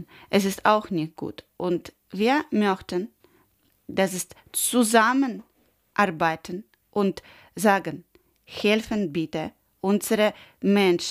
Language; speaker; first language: German; non-native, learner; Ukrainian